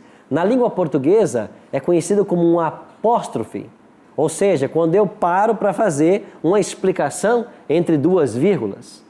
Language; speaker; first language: Portuguese; native; Portuguese